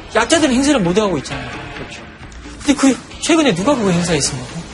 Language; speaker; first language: Korean; native; Korean